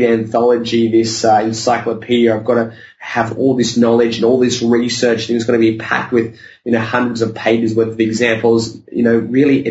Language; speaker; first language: English; native; English